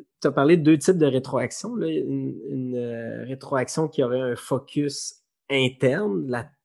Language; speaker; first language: French; native; French